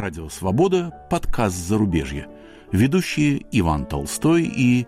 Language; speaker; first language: Russian; native; Russian